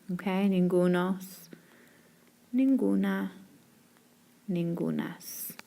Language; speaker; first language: Spanish; non-native, fluent; English